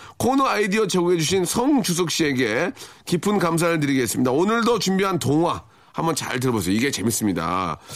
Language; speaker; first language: Korean; native; Korean